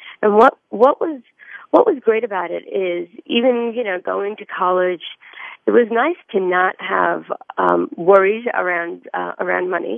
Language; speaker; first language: English; early bilingual, other home language; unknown